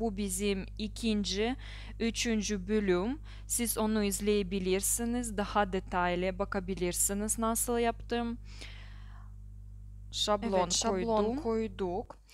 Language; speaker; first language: Turkish; non-native, learner; Russian